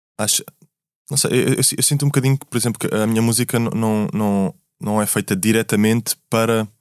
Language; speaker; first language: Portuguese; native; Portuguese